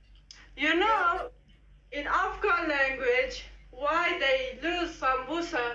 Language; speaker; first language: English; non-native, fluent; Persian